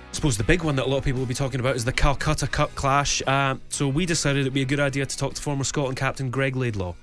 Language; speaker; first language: English; native; English